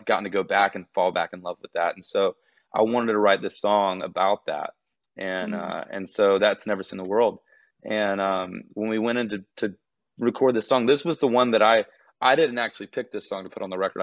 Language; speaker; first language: English; native; English